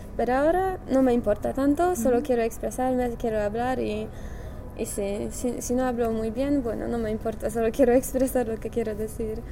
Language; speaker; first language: Spanish; non-native, learner; Polish